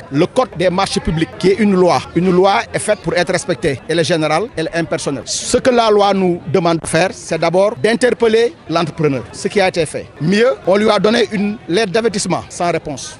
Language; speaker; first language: French; non-native, local second language; Wolof